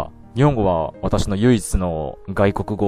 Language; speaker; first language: Japanese; non-native, learner; Korean